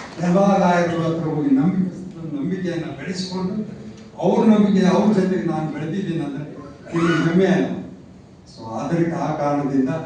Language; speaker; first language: Kannada; non-native, local second language; Lambadi